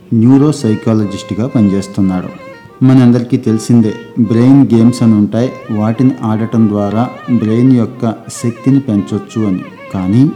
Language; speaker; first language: Telugu; native; Telugu